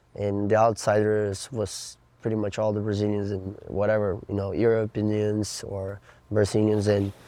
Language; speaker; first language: English; non-native, fluent; Portuguese